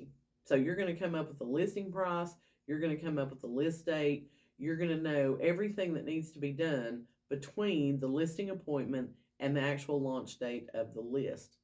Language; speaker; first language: English; native; English